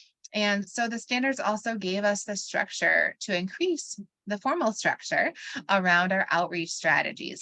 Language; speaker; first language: English; native; English